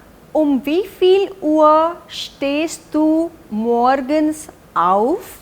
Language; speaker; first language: German; non-native, fluent; Hindi